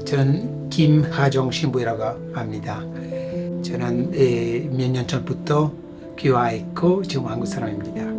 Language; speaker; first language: Korean; non-native, fluent; Italian